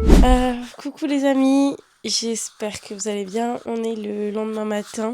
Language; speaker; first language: French; native; French